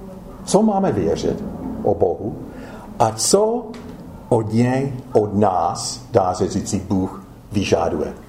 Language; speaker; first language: Czech; non-native, fluent; English